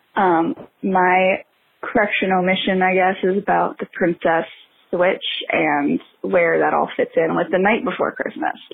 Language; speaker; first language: English; native; English